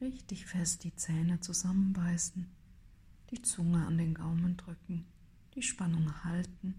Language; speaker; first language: German; native; German